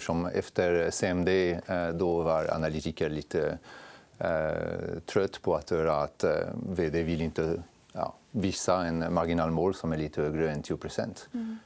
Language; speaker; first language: Swedish; non-native, fluent; French